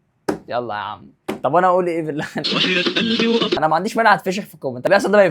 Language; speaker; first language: Arabic; native; Arabic